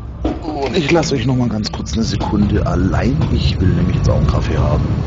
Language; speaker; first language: German; native; German